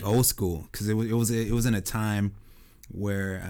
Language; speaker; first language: English; native; English